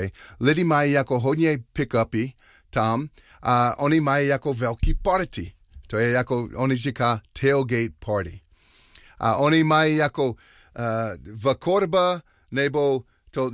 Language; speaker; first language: Czech; non-native, learner; English